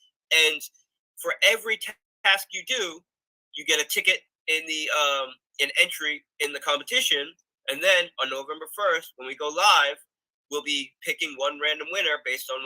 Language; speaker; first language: English; native; English